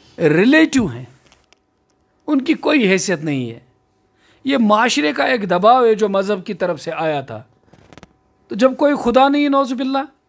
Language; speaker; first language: Urdu; non-native, local second language; Kashmiri